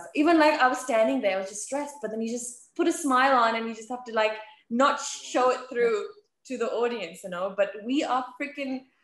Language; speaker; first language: English; native; English